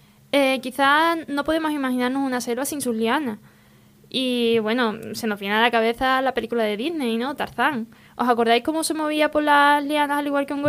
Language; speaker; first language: Spanish; native; Spanish